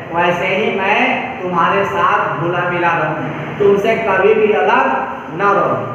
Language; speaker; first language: Hindi; native; Hindi